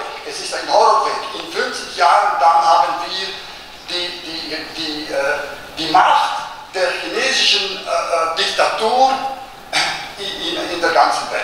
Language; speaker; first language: German; non-native, local second language; Italian